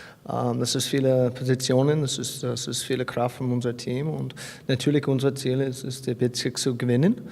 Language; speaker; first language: German; non-native, fluent; English